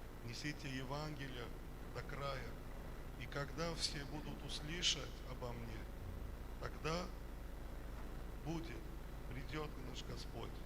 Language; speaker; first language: Russian; non-native, fluent; Armenian